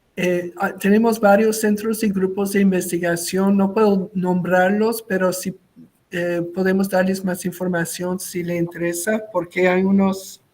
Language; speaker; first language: Spanish; non-native, local second language; French